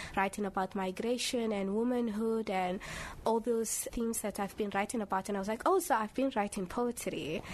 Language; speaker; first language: English; early bilingual, other home language; Somali